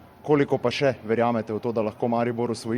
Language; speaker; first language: Slovenian; native; Slovenian